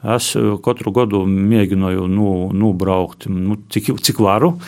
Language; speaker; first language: Latvian; native; Latvian